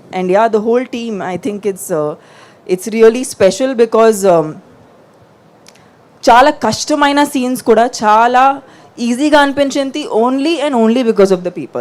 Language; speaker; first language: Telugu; non-native, fluent; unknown